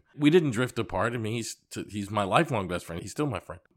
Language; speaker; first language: English; native; English